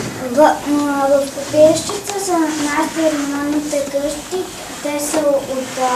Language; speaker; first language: Bulgarian; early bilingual, heritage; Bulgarian